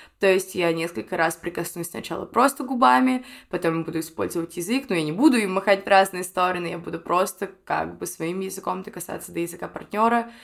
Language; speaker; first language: Russian; native; Russian